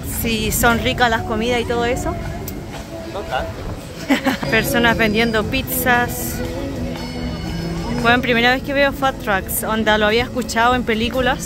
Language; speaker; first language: Spanish; native; Spanish